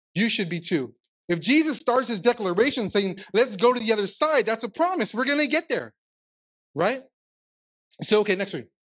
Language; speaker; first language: English; native; English